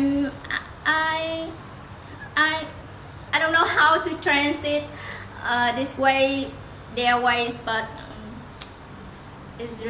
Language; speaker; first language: English; non-native, learner; Vietnamese